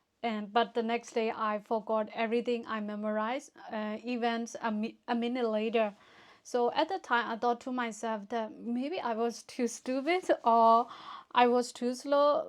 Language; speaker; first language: English; non-native, fluent; Burmese